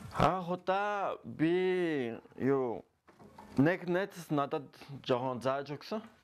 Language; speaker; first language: Mongolian; non-native, learner; French